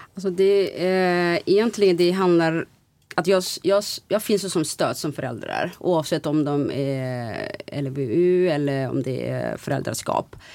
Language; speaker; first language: Swedish; non-native, fluent; Somali